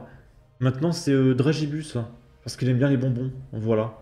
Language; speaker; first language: French; native; French